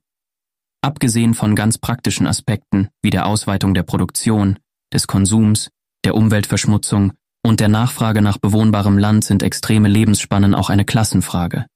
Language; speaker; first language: German; native; German